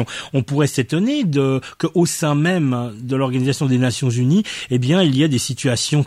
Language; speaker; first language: French; native; French